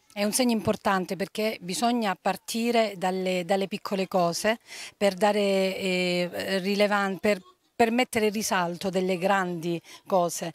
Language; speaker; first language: Italian; native; Italian